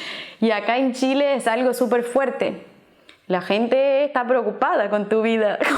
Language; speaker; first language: Spanish; non-native, fluent; Portuguese